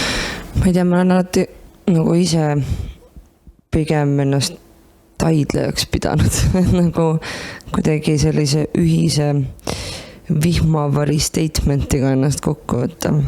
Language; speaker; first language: Estonian; native; Estonian